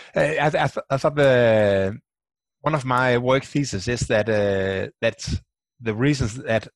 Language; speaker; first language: English; non-native, fluent; Danish